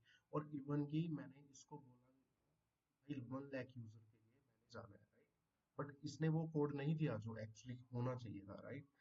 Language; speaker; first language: Hindi; non-native, local second language; Punjabi